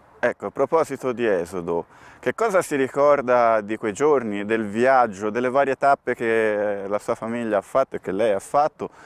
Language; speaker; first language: Italian; native; Italian